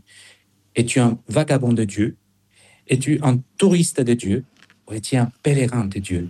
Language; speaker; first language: French; non-native, fluent; Spanish